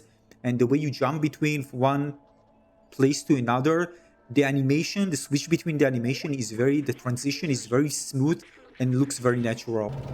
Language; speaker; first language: English; non-native, fluent; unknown